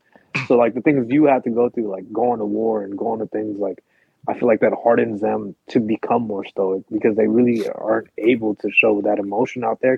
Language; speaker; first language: English; early bilingual, other home language; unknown